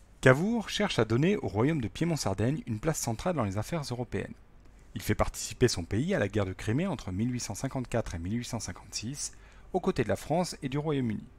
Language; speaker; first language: French; native; French